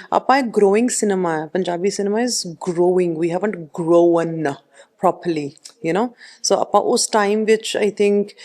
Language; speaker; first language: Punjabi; early bilingual, heritage; Punjabi